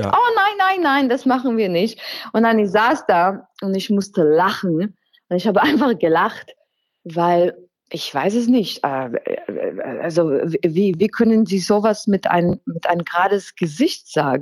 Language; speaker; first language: German; non-native, fluent; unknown